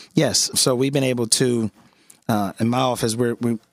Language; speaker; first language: English; native; English